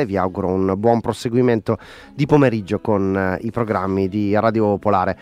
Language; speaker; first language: Italian; native; Italian